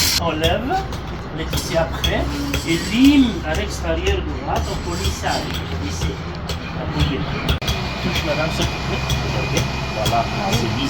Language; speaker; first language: French; non-native, local second language; Arabic